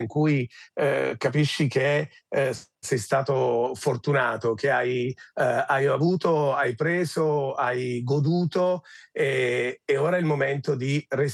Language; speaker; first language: Italian; native; Italian